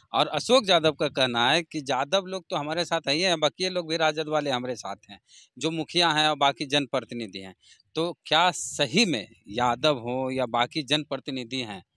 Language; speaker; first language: Hindi; native; Hindi